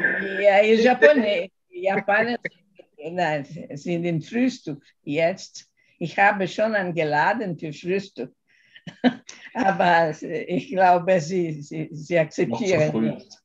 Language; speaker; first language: German; non-native, learner; Portuguese